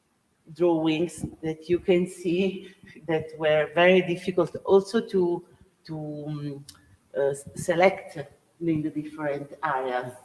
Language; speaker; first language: English; non-native, learner; Italian